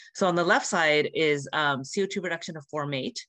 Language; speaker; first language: English; native; English